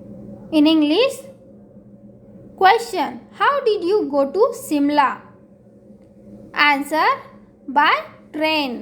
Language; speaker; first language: English; non-native, local second language; Hindi